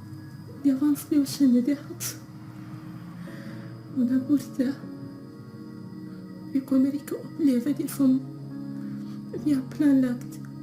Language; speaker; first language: Norwegian; non-native, learner; Kurdish